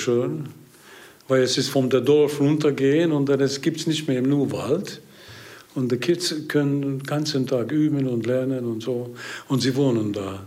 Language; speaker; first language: German; non-native, learner; Hungarian